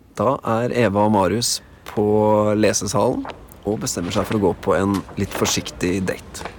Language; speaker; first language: Norwegian; native; Norwegian